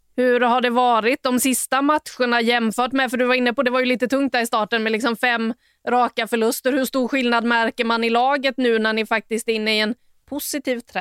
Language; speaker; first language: Swedish; native; Swedish